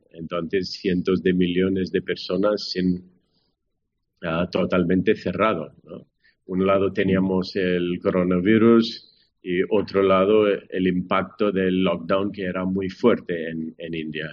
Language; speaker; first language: Spanish; non-native, fluent; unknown